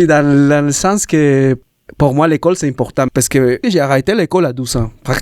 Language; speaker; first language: French; non-native, learner; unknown